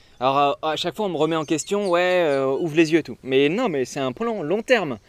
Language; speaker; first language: French; native; French